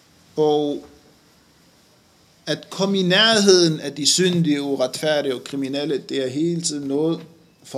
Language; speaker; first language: Danish; non-native, fluent; Arabic